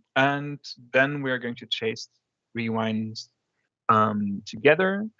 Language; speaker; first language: English; non-native, fluent; German